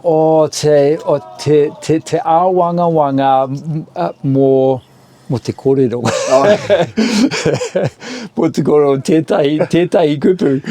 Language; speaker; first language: Māori; non-native, local second language; English